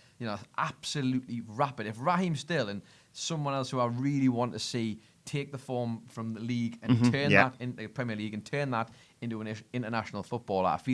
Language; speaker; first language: English; native; English